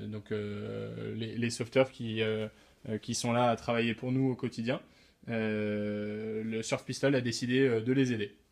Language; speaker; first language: French; native; French